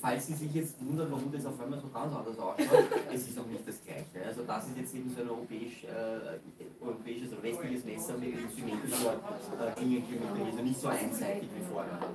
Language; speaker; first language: German; native; German